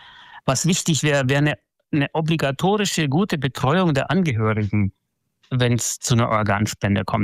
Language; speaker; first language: German; native; German